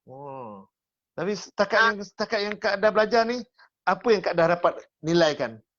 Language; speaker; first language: Malay; native; Malay